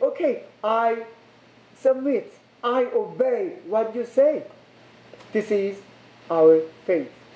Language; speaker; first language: English; non-native, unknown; Korean